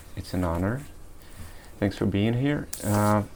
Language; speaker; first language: English; early bilingual, other home language; Polish